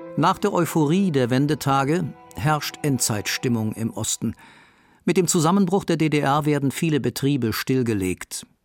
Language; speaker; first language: German; native; German